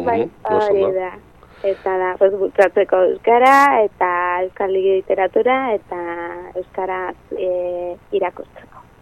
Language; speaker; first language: Basque; non-native, local second language; Spanish